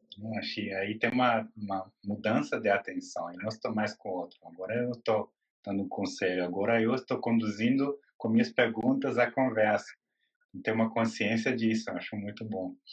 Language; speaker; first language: Portuguese; non-native, fluent; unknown